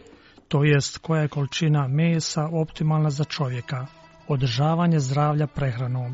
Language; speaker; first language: Croatian; native; Croatian